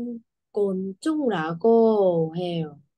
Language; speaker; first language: Korean; non-native, learner; Vietnamese